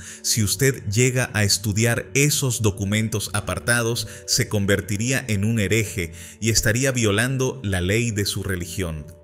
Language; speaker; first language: Spanish; native; Spanish